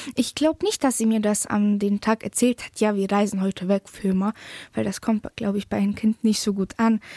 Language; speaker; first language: German; early bilingual, other home language; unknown